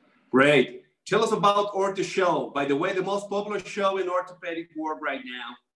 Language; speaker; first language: English; non-native, fluent; Spanish